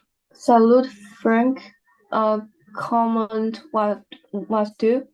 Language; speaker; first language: French; non-native, learner; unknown